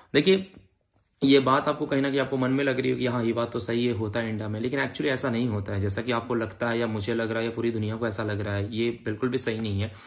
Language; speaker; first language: Hindi; native; Hindi